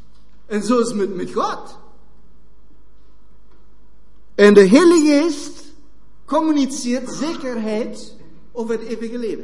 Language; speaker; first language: Dutch; non-native, fluent; German